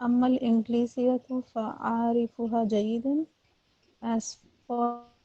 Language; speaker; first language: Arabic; non-native, learner; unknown